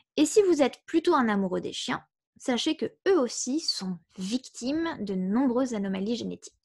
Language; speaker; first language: French; native; French